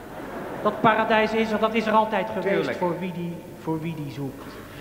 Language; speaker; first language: Dutch; native; Dutch